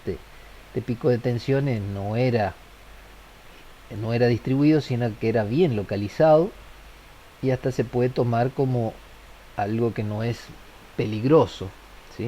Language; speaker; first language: Spanish; native; Spanish